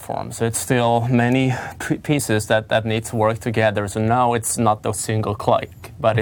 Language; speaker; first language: English; non-native, fluent; Swedish